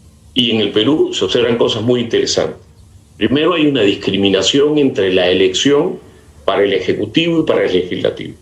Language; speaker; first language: Spanish; native; Spanish